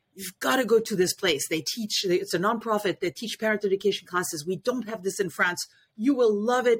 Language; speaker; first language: English; non-native, fluent; French